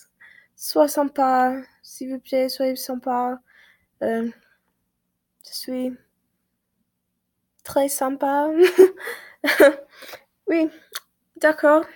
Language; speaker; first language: French; non-native, learner; English